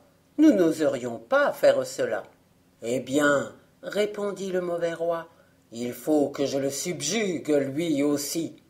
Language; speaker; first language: French; native; French